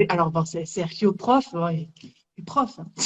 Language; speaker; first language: French; native; French